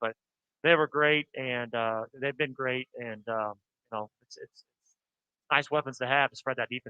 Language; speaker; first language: English; native; English